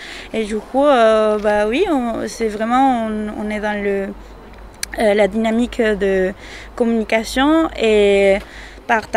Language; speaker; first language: French; non-native, fluent; Spanish